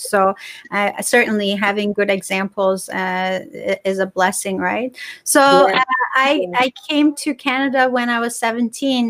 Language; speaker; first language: English; non-native, fluent; Persian